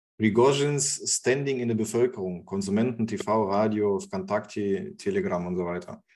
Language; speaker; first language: German; non-native, fluent; Russian